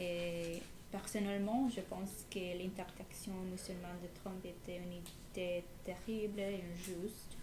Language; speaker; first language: French; non-native, learner; English